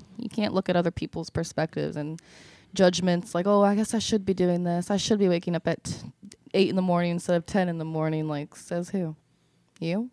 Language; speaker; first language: English; native; English